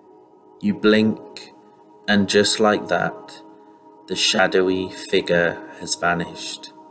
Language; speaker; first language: English; native; English